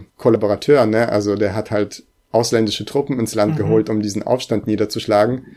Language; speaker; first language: German; early bilingual, other home language; Russian